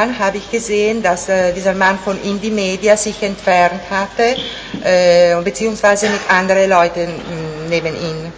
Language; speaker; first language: German; non-native, fluent; Italian